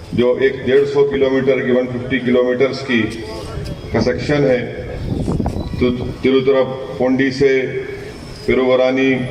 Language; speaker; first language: Urdu; native; Urdu